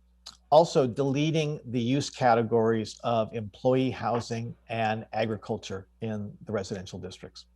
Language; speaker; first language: English; native; English